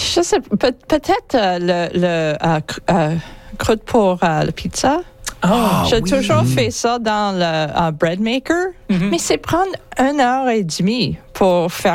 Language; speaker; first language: French; non-native, local second language; English